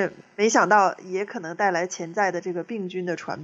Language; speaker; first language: Chinese; native; Chinese